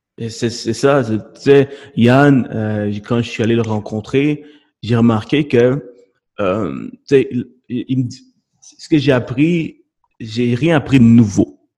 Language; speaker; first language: French; native; French